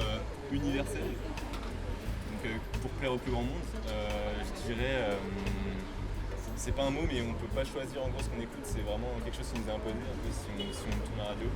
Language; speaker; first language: French; native; French